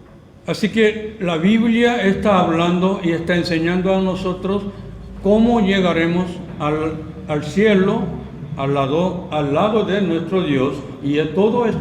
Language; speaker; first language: Spanish; non-native, fluent; Korean